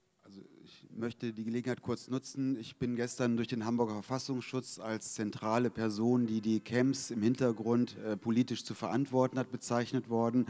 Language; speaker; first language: German; native; German